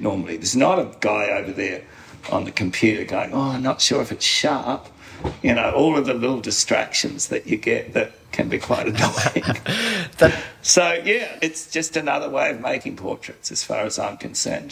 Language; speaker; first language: English; native; English